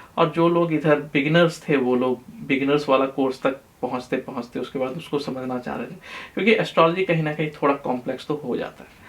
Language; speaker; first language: Hindi; native; Hindi